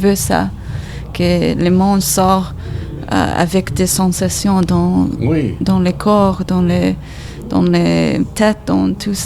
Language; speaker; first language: French; non-native, learner; English